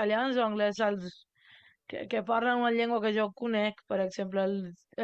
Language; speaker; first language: Catalan; non-native, learner; Italian